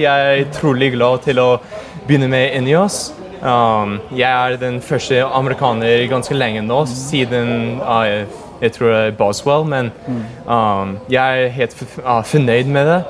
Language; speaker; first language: Norwegian; early bilingual, heritage; English